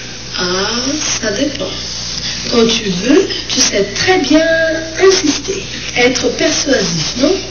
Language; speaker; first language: French; non-native, fluent; Portuguese